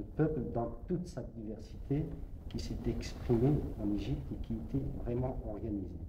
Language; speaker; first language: French; non-native, local second language; Kabyle